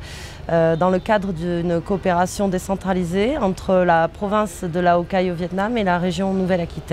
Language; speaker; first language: French; native; French